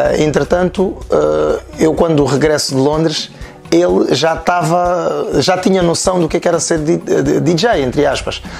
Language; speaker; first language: Portuguese; native; Portuguese